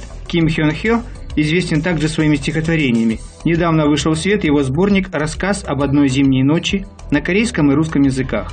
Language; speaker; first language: Russian; native; Russian